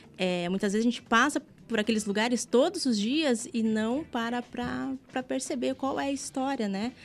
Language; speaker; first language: Portuguese; native; Portuguese